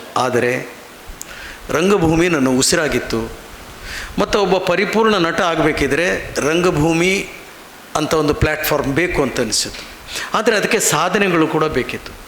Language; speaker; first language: Kannada; non-native, local second language; Konkani